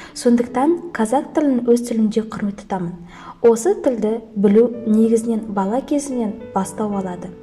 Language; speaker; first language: Kazakh; non-native, local second language; Russian